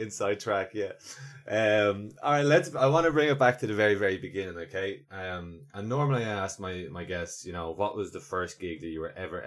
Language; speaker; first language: English; native; English